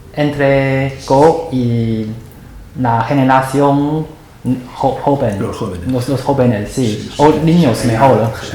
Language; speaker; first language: Spanish; non-native, learner; Chinese